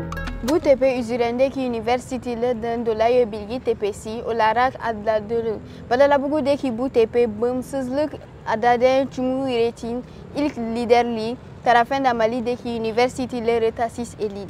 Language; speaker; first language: Turkish; non-native, learner; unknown